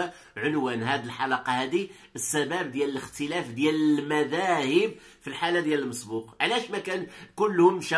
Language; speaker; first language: Arabic; native; Arabic